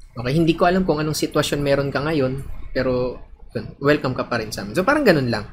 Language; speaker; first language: Filipino; native; Filipino